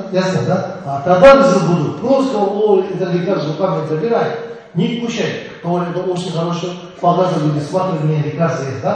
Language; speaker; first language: Russian; non-native, learner; Tibetan